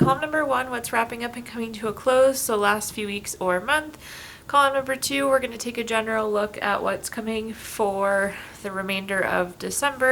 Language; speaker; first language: English; native; English